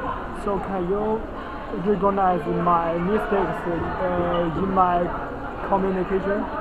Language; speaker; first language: English; non-native, learner; Chinese